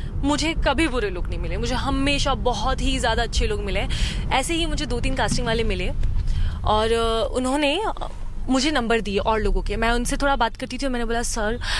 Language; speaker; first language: Hindi; native; Hindi